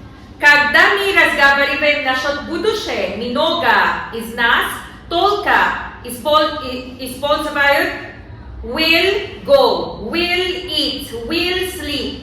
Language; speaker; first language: Russian; non-native, learner; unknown